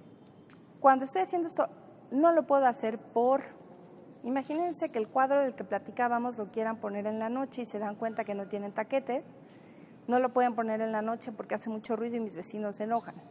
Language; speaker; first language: Spanish; native; Spanish